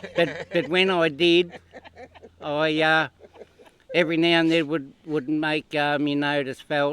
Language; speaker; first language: English; native; English